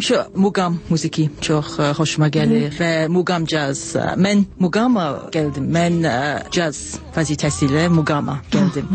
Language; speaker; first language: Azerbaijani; non-native, learner; English